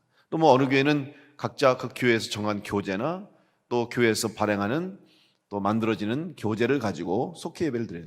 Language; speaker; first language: Korean; native; Korean